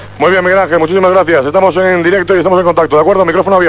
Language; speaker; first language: Spanish; native; Spanish